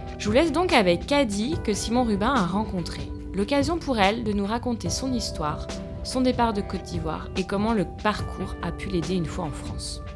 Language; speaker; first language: French; native; French